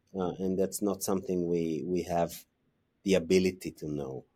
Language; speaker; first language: English; non-native, fluent; Hebrew